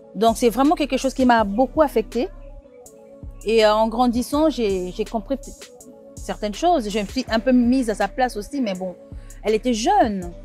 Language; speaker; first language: French; non-native, local second language; Lingala